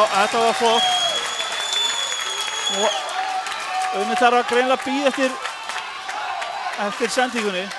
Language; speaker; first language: Icelandic; native; Icelandic